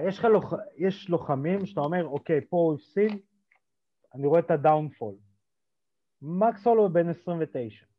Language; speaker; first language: Hebrew; early bilingual, other home language; Russian